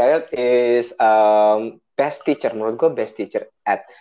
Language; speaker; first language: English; non-native, learner; Indonesian